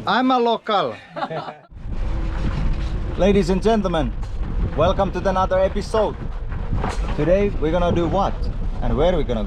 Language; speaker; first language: English; non-native, fluent; Finnish